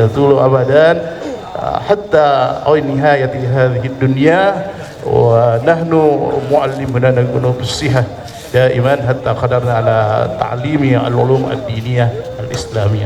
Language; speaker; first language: Arabic; non-native, fluent; Indonesian